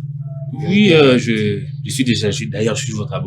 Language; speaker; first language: French; non-native, local second language; Lingala